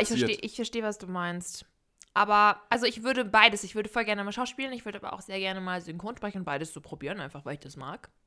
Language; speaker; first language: German; native; German